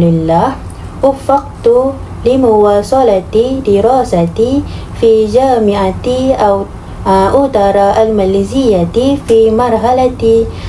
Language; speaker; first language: Arabic; non-native, learner; Malay